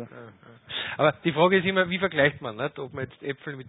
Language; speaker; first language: German; native; German